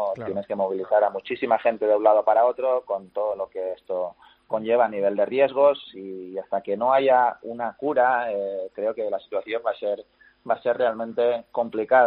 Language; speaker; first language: Spanish; native; Spanish